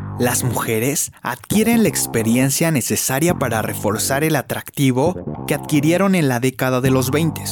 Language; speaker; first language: Spanish; native; Spanish